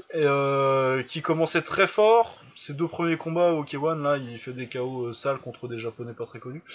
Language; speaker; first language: French; native; French